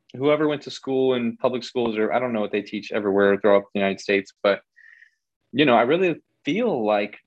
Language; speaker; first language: English; native; English